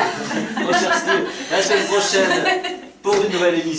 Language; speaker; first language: French; native; French